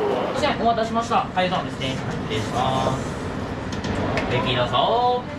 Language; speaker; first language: Japanese; native; Japanese